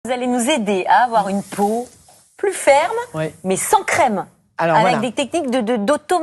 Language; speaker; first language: French; native; French